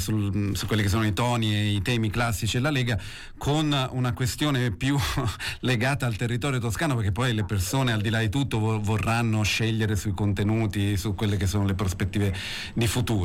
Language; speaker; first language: Italian; native; Italian